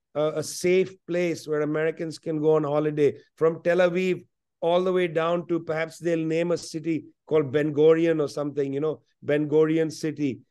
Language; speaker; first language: English; non-native, local second language; Punjabi